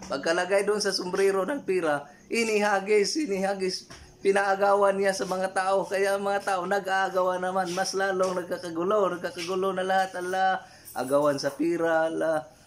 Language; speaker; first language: Filipino; non-native, local second language; Cebuano